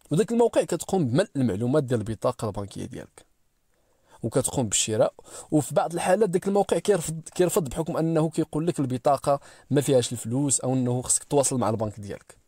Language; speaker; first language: Arabic; native; Arabic